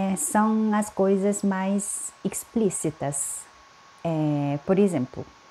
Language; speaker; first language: Portuguese; non-native, fluent; Korean